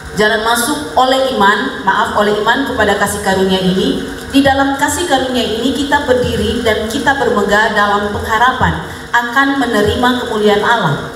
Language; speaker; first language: Indonesian; native; Indonesian